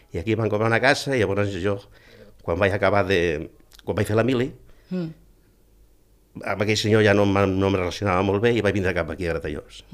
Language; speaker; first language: Catalan; early bilingual, other home language; Galician